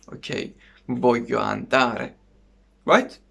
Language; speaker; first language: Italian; non-native, fluent; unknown